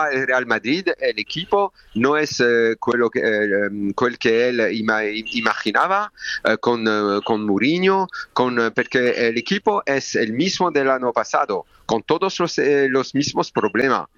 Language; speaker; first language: Spanish; non-native, learner; French